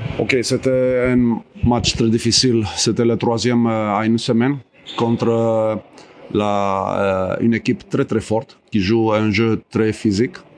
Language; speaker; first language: French; non-native, fluent; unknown